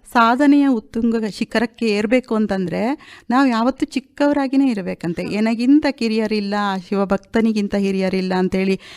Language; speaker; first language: Kannada; native; Kannada